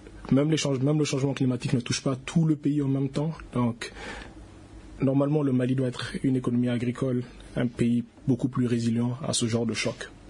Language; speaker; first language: French; non-native, local second language; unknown